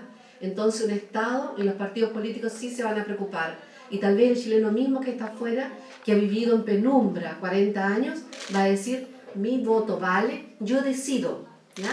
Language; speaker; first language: Spanish; native; Spanish